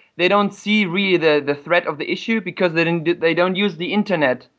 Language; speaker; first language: English; non-native, fluent; German